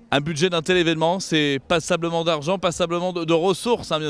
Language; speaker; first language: French; native; French